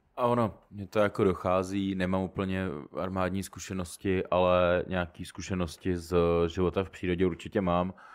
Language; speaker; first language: Czech; native; Czech